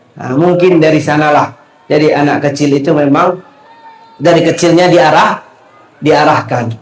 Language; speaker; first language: Malay; non-native, local second language; Achinese